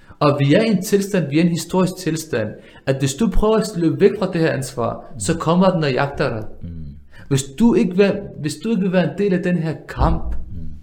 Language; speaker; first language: Danish; early bilingual, other home language; Arabic